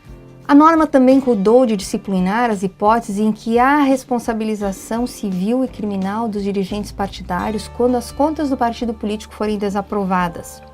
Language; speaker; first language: Portuguese; native; Portuguese